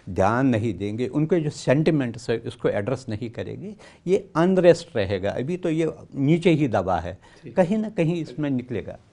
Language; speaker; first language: Hindi; non-native, local second language; Kashmiri